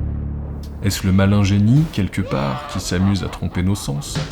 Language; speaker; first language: French; native; French